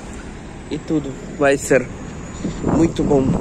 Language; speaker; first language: Portuguese; non-native, learner; Ukrainian